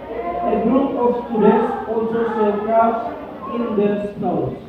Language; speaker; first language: English; non-native, learner; Indonesian